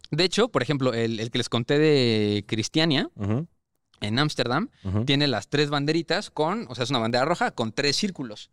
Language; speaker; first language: Spanish; native; Spanish